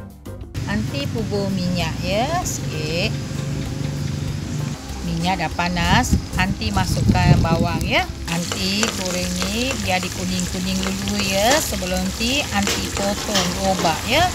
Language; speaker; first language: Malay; non-native, local second language; Chinese